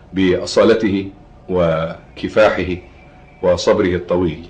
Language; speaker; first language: Arabic; native; Arabic